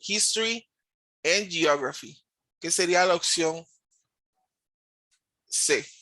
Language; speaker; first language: Spanish; native; Spanish